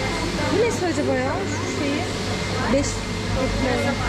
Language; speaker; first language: Turkish; native; Turkish